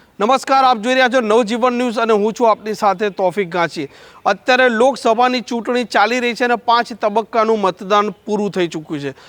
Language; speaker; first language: Gujarati; native; Gujarati